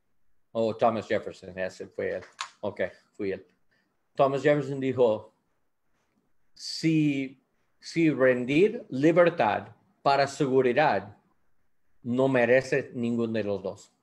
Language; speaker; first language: Spanish; non-native, learner; English